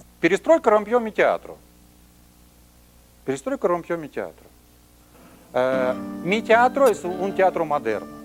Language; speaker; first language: Spanish; non-native, learner; Russian